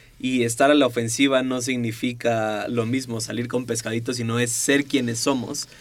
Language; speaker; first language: Spanish; native; Spanish